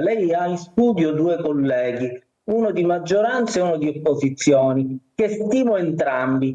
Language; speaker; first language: Italian; native; Italian